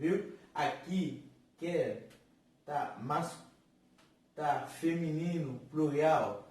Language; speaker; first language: Portuguese; non-native, fluent; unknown